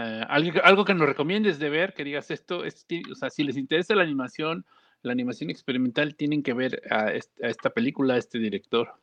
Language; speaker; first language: Spanish; native; Spanish